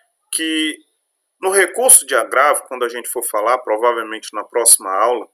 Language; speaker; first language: Portuguese; native; Portuguese